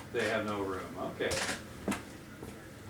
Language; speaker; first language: English; native; English